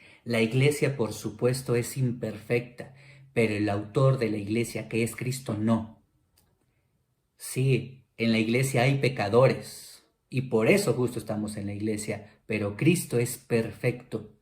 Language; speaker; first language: Spanish; native; Spanish